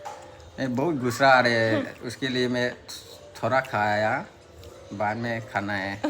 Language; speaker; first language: Hindi; non-native, local second language; Manipuri